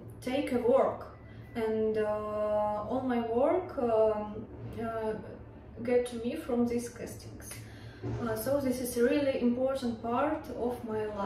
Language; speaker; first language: English; non-native, learner; Russian